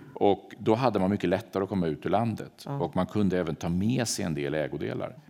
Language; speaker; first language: Swedish; native; Swedish